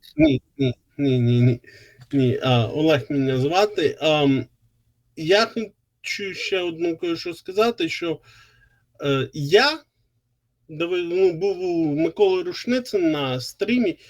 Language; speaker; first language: Ukrainian; non-native, local second language; Russian